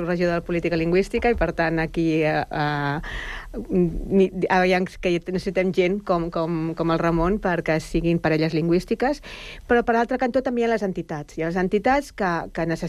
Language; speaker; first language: Catalan; native; Catalan